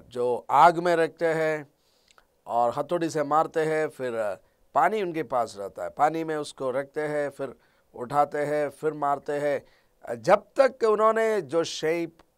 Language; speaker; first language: Hindi; non-native, local second language; Malayalam